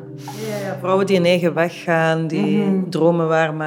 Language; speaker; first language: Dutch; native; Dutch